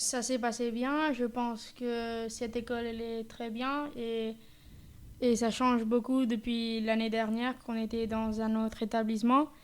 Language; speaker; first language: French; non-native, fluent; Spanish